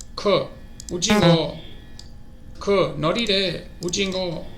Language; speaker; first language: Korean; non-native, learner; English